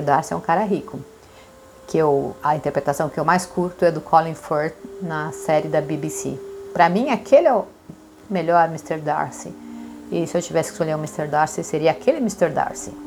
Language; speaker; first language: Portuguese; native; Portuguese